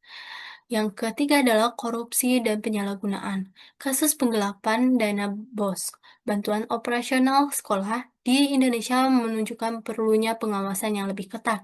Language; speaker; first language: Indonesian; native; Indonesian